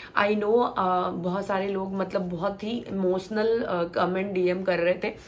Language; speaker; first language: Hindi; non-native, local second language; Gujarati